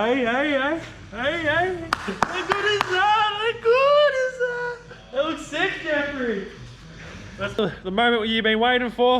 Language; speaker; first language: English; native; English